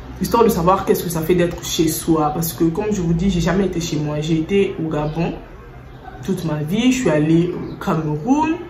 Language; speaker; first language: French; native; French